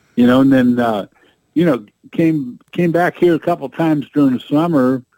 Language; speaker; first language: English; native; English